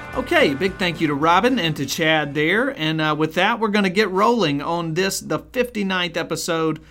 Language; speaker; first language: English; native; English